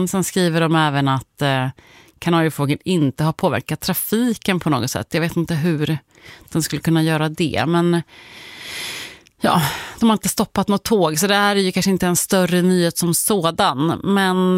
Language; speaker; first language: Swedish; native; Swedish